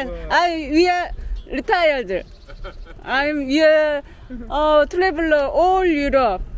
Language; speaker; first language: English; non-native, learner; Korean